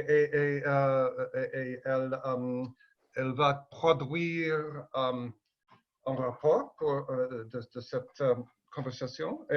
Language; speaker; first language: French; non-native, fluent; English